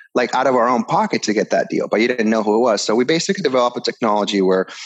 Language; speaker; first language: English; early bilingual, other home language; Spanish